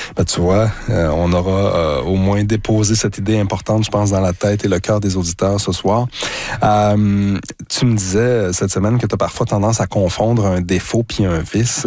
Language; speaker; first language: French; native; French